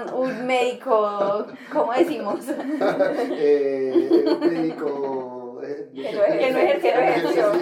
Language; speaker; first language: Spanish; native; Spanish